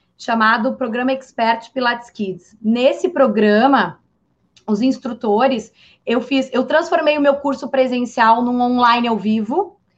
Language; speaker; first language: Portuguese; native; Portuguese